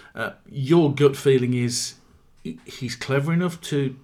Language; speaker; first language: English; native; English